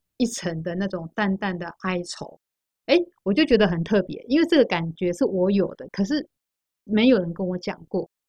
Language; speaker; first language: Chinese; native; Chinese